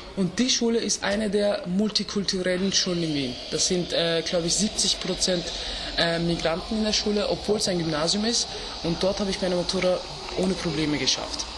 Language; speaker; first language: German; early bilingual, other home language; Turkish